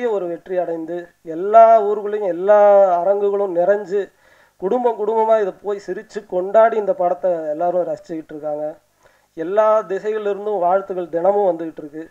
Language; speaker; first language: Tamil; native; Tamil